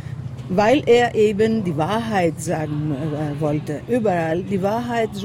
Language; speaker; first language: German; non-native, learner; Greek